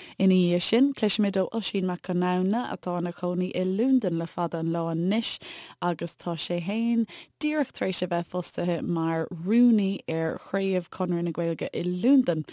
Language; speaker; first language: Irish; native; Irish